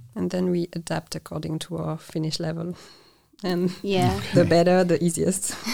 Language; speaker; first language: English; non-native, fluent; French